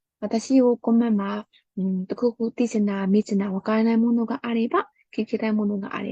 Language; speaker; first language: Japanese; non-native, fluent; Burmese